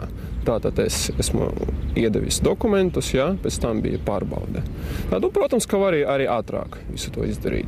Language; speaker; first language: Latvian; non-native, local second language; Russian